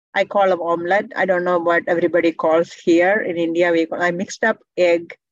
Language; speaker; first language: English; non-native, local second language; Malayalam